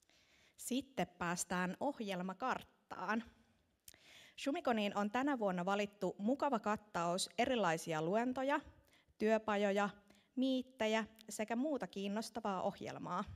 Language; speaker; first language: Finnish; native; Finnish